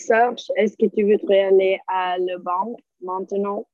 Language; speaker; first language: French; non-native, learner; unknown